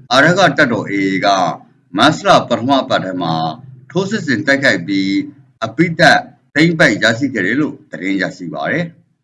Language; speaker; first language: Burmese; native; Burmese